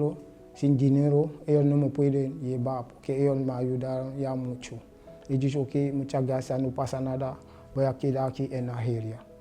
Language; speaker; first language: Spanish; non-native, learner; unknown